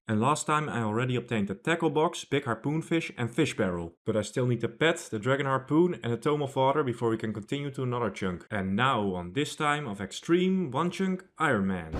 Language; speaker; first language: English; non-native, fluent; Dutch